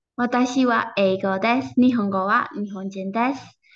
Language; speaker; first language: Japanese; non-native, learner; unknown